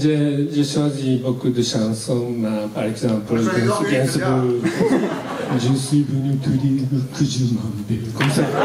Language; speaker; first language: French; non-native, learner; Japanese